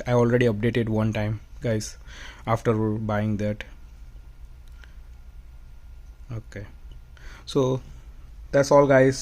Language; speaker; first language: English; non-native, fluent; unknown